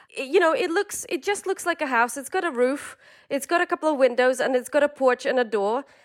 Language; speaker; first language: English; non-native, fluent; Russian